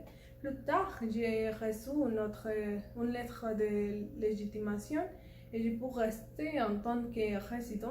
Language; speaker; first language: French; non-native, learner; Spanish